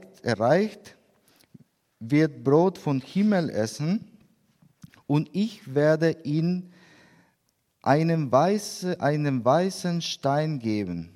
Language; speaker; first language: German; non-native, learner; Spanish